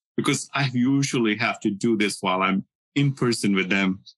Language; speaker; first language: English; non-native, local second language; Hindi